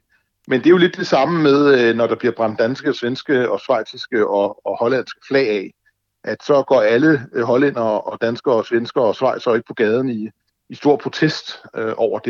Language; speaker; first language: Danish; native; Danish